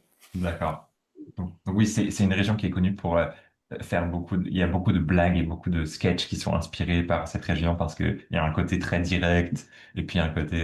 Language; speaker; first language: French; native; French